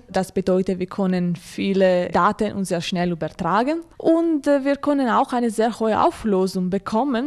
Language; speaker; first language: German; non-native, fluent; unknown